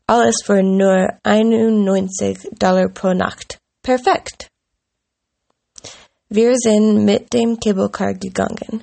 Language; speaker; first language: German; non-native, learner; English